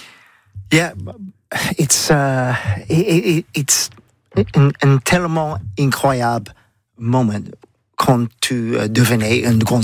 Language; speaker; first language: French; non-native, learner; English